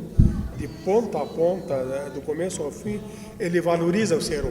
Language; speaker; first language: Portuguese; non-native, fluent; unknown